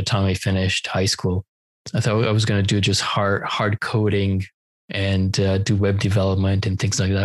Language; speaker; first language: English; non-native, fluent; Romanian